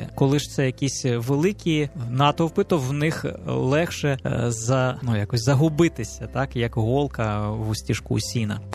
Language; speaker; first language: Ukrainian; native; Ukrainian